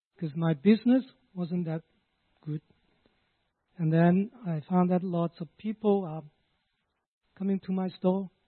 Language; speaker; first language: English; non-native, local second language; Cantonese